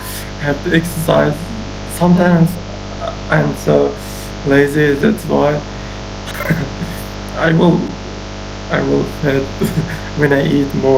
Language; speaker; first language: English; non-native, learner; Uzbek